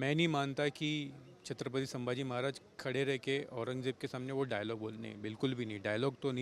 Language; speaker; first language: Hindi; native; Hindi